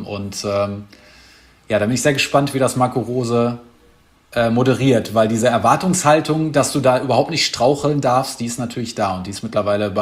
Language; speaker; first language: German; native; German